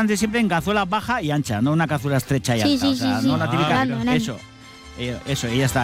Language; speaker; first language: Spanish; native; Spanish